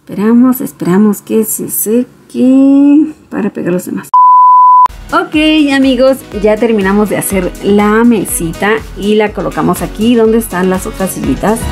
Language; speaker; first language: Spanish; native; Spanish